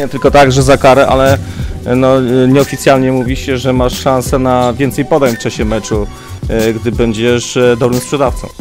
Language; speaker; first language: Polish; native; Polish